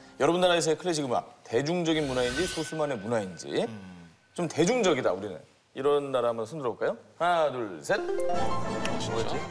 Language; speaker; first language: Korean; native; Korean